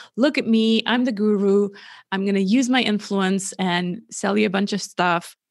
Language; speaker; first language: English; non-native, fluent; German